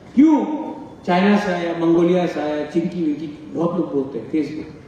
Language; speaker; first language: Hindi; non-native, local second language; Bangla